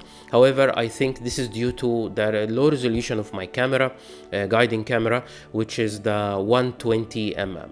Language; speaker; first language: English; non-native, fluent; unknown